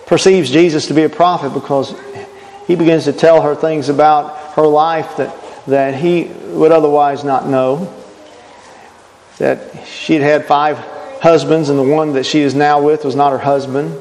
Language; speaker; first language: English; native; English